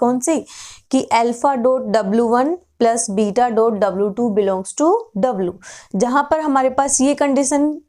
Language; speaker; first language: Hindi; native; Hindi